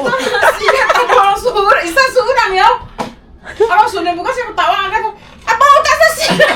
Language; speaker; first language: Filipino; non-native, learner; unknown